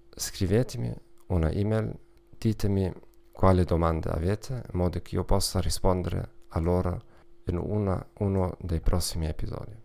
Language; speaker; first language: Italian; non-native, learner; German